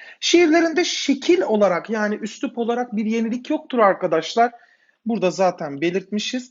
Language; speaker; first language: Turkish; native; Turkish